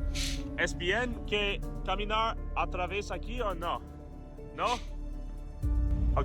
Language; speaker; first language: Spanish; non-native, learner; English